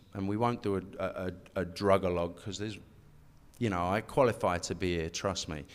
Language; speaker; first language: English; native; English